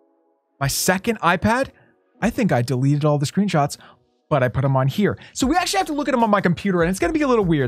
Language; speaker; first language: English; native; English